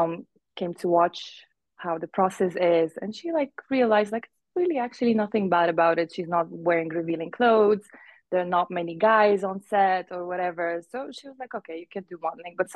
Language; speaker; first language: English; non-native, fluent; Uzbek